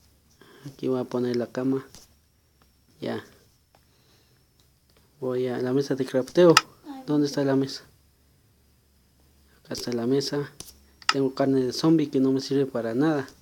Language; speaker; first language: Spanish; native; Spanish